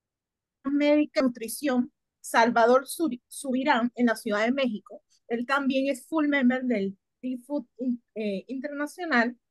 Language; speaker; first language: Spanish; native; Spanish